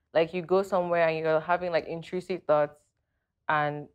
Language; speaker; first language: English; non-native, local second language; Yoruba